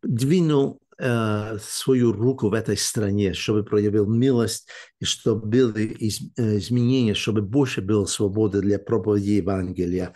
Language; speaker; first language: Russian; early bilingual, heritage; English